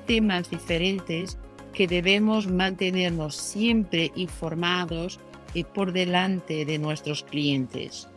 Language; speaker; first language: Spanish; non-native, fluent; Portuguese